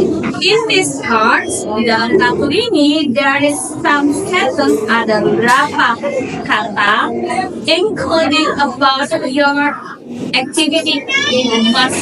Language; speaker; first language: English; non-native, learner; Indonesian